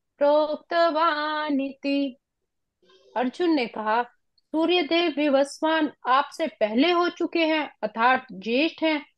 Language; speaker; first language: Hindi; non-native, local second language; Punjabi